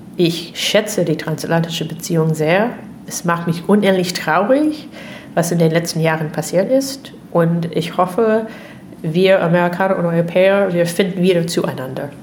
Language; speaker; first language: German; non-native, fluent; English